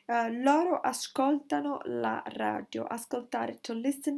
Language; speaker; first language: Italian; non-native, learner; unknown